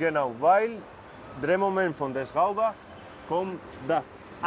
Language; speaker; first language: German; non-native, fluent; Spanish